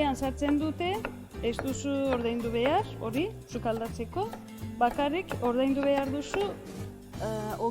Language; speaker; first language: Basque; non-native, learner; Turkish